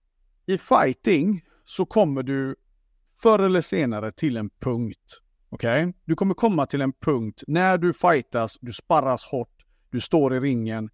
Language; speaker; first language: Swedish; native; Swedish